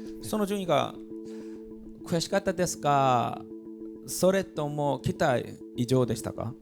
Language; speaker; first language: Japanese; non-native, learner; Korean